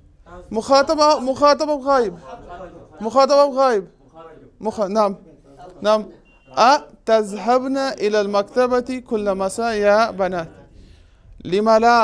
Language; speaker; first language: Arabic; non-native, fluent; Urdu